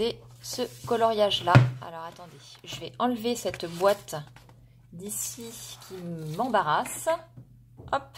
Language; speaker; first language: French; native; French